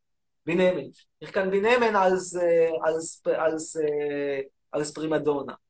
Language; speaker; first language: German; non-native, learner; Hebrew